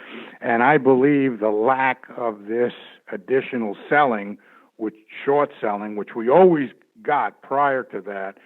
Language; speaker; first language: English; native; English